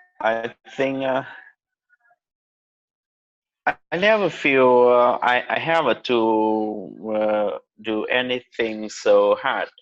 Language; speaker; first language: English; non-native, learner; Vietnamese